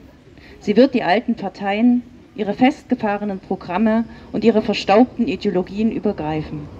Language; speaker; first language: German; native; German